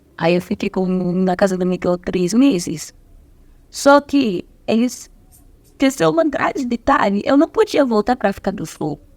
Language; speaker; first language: Portuguese; non-native, fluent; Zulu